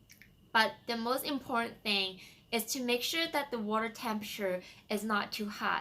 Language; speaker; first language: English; non-native, fluent; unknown